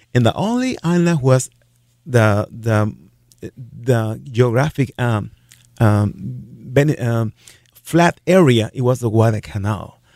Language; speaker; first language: English; non-native, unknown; Spanish